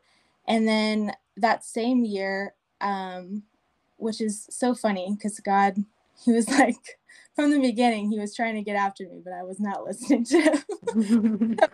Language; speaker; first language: English; native; English